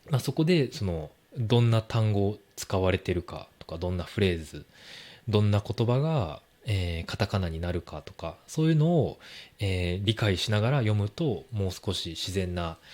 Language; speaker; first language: Japanese; native; Japanese